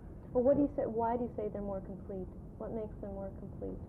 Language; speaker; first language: English; native; English